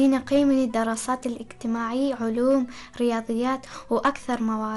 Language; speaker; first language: Arabic; non-native, learner; Persian